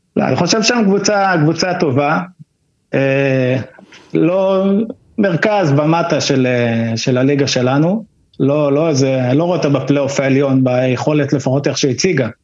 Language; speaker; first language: Hebrew; native; Hebrew